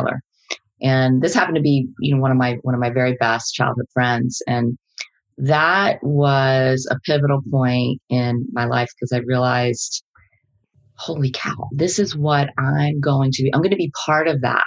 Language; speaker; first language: English; native; English